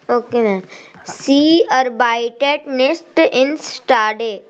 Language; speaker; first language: German; non-native, learner; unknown